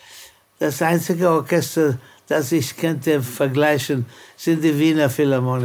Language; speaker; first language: German; non-native, fluent; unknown